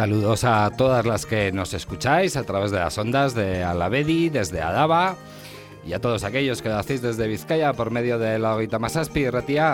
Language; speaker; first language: Spanish; native; Spanish